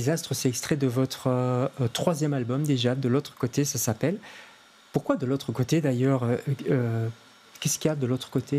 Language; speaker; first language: French; native; French